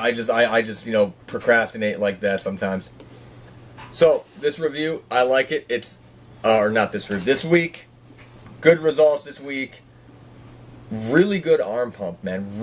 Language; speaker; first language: English; native; English